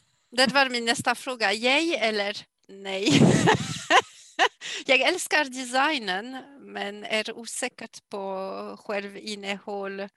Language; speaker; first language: Swedish; non-native, fluent; French